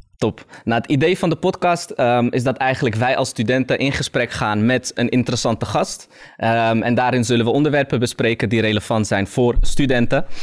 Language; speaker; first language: Dutch; early bilingual, other home language; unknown